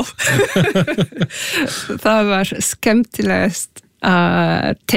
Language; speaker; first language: Icelandic; non-native, fluent; French